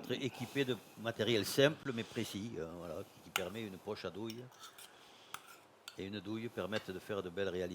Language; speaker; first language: French; native; French